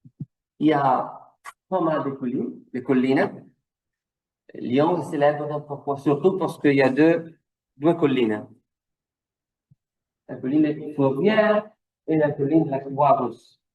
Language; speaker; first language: French; non-native, fluent; Italian